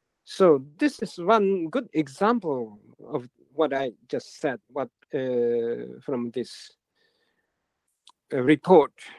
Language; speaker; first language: English; non-native, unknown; Japanese